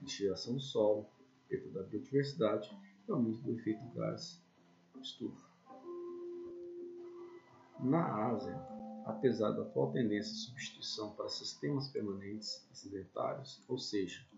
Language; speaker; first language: Portuguese; native; Portuguese